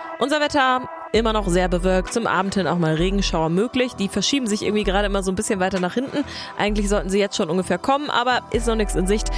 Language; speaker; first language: German; native; German